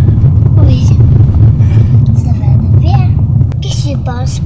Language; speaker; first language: French; non-native, learner; Chinese